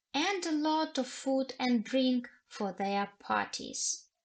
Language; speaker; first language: English; non-native, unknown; Ukrainian